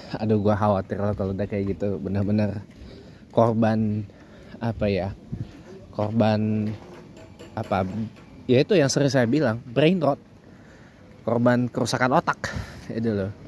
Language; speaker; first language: Indonesian; native; Indonesian